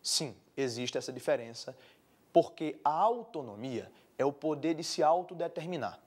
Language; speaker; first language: Portuguese; native; Portuguese